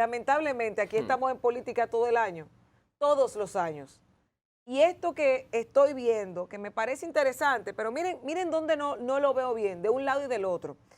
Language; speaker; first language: Spanish; native; Spanish